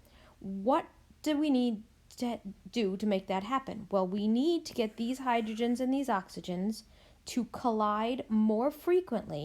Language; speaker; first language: English; native; English